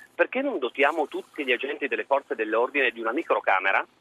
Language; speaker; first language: Italian; native; Italian